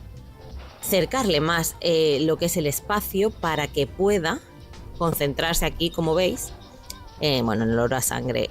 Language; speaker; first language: Spanish; native; Spanish